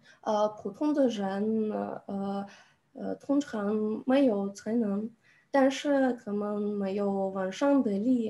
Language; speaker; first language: Chinese; non-native, learner; Russian